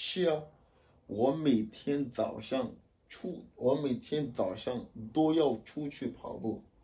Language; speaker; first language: Chinese; non-native, fluent; French